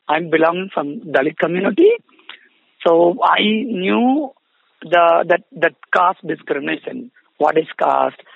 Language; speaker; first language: English; non-native, local second language; Tamil